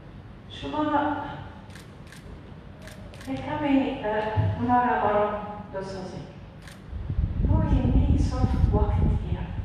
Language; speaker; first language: Persian; non-native, learner; Arabic